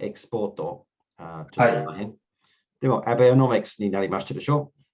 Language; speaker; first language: Japanese; non-native, learner; English